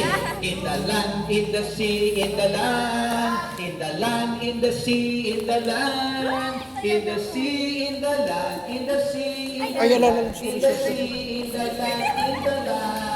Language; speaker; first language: English; non-native, fluent; Filipino